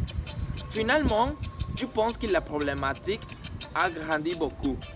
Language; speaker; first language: French; non-native, learner; Spanish